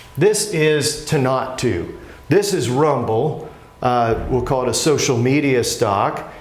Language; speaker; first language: English; native; English